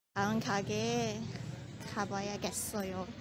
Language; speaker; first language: Korean; non-native, learner; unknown